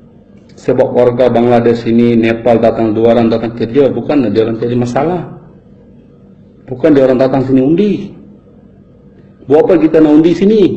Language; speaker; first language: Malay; non-native, fluent; Bangla